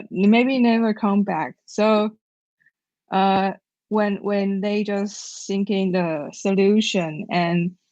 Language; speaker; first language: English; non-native, learner; Chinese